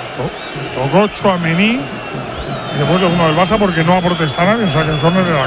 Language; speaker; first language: Spanish; native; Spanish